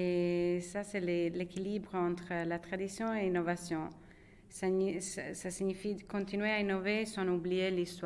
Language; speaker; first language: French; non-native, fluent; Italian